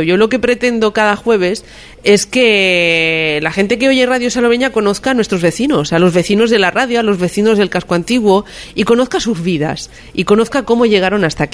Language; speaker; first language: Spanish; native; Spanish